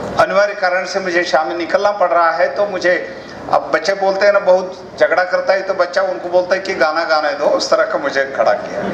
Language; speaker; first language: Hindi; non-native, local second language; Kannada